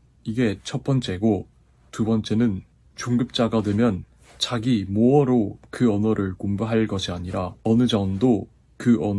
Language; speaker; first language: Korean; non-native, fluent; Japanese